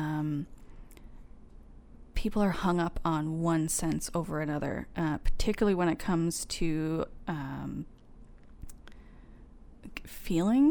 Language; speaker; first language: English; native; English